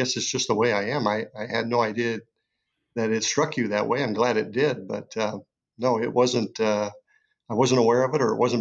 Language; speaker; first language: English; native; English